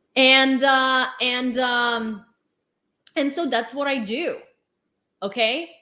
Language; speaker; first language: English; non-native, fluent; Ukrainian